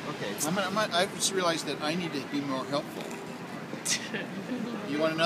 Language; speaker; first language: English; native; English